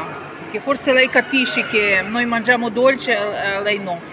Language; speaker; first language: Italian; non-native, learner; Russian